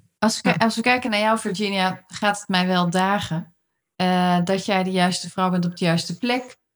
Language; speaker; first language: Dutch; native; Dutch